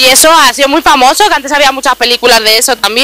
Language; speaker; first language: Spanish; native; Spanish